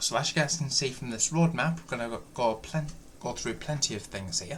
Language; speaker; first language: English; native; English